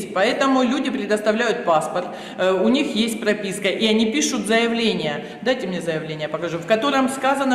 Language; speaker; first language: Russian; native; Russian